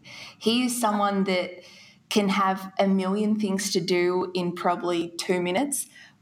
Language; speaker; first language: English; native; English